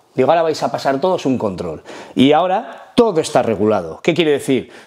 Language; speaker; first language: Spanish; non-native, fluent; Arabic